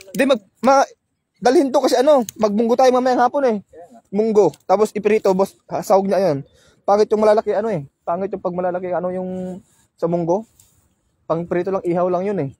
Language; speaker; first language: Filipino; non-native, local second language; Iloko